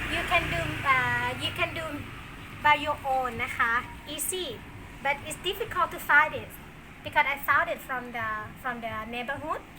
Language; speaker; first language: English; non-native, learner; Thai